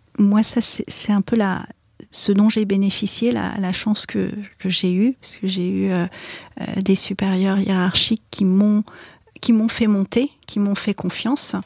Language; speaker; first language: French; early bilingual, other home language; Chinese